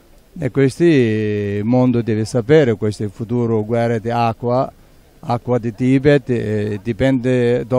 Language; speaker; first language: Italian; non-native, learner; Tibetan